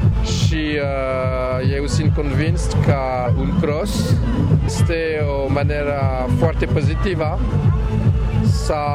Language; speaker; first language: Romanian; non-native, learner; French